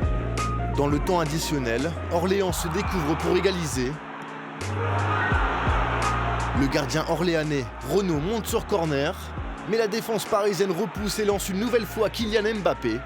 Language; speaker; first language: French; native; French